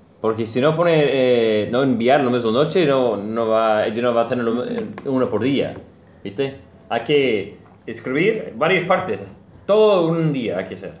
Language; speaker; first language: Spanish; non-native, learner; English